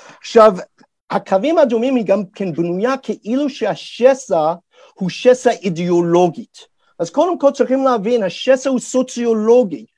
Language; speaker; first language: Hebrew; non-native, fluent; English